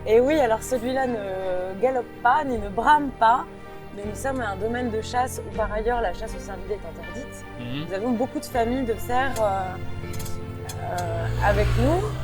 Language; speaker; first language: French; native; French